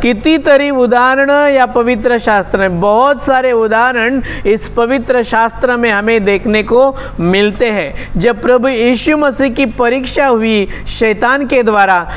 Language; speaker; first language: Hindi; non-native, local second language; Marathi